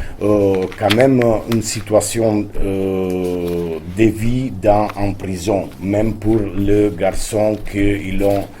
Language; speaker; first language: French; non-native, fluent; Italian